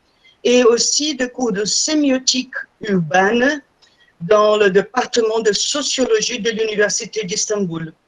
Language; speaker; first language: French; non-native, fluent; Portuguese